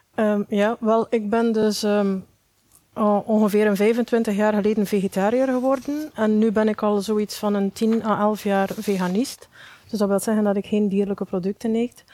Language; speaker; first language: Dutch; native; Dutch